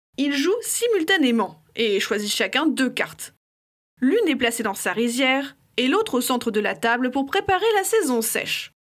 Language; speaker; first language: French; native; French